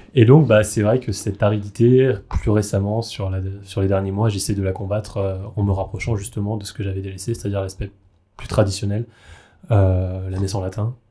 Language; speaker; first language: French; native; French